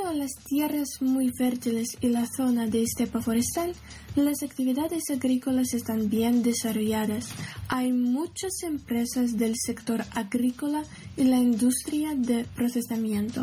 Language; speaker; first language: Spanish; non-native, learner; Ukrainian